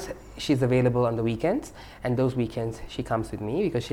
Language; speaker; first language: English; non-native, local second language; Tamil